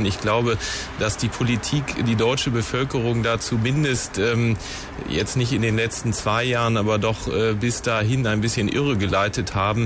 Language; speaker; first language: German; native; German